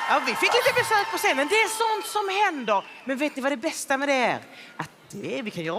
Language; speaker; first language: Swedish; native; Swedish